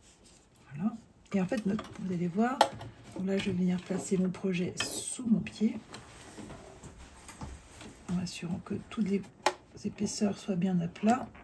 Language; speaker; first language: French; native; French